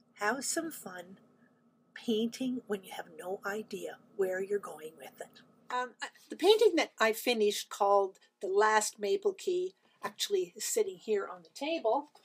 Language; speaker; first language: English; native; English